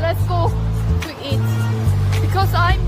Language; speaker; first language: English; non-native, learner; Korean